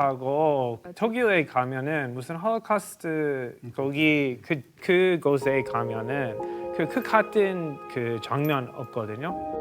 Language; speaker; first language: Korean; non-native, fluent; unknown